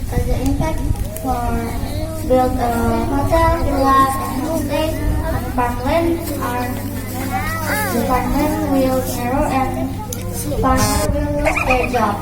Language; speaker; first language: English; non-native, learner; Indonesian